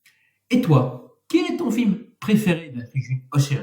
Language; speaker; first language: French; native; French